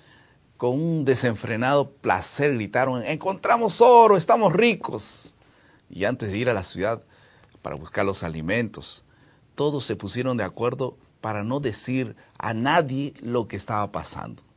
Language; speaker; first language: Spanish; non-native, fluent; Portuguese